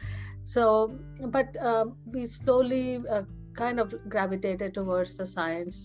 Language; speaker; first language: English; non-native, local second language; Hindi